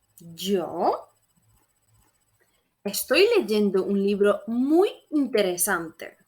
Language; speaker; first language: Spanish; non-native, fluent; Polish